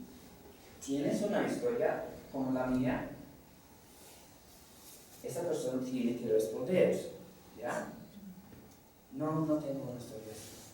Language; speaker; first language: Spanish; non-native, fluent; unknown